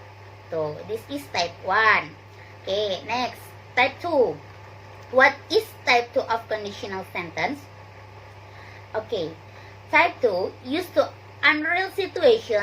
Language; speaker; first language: English; non-native, learner; Indonesian